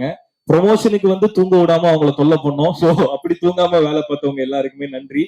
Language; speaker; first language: Tamil; native; Tamil